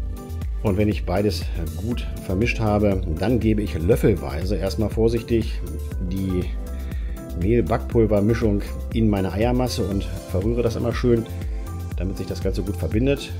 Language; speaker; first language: German; native; German